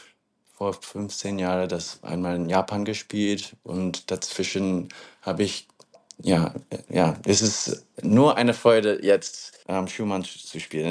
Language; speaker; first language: German; non-native, learner; English